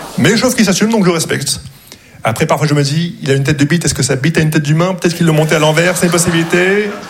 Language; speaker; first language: French; non-native, local second language; Arabic